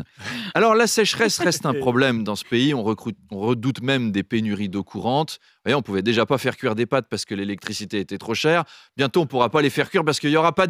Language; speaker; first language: French; native; French